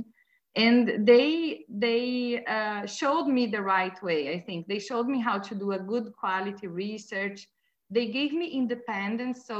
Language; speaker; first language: English; non-native, fluent; Portuguese